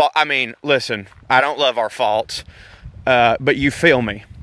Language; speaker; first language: English; native; English